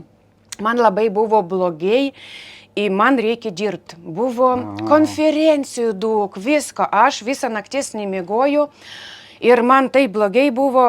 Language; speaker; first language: Lithuanian; non-native, learner; Ukrainian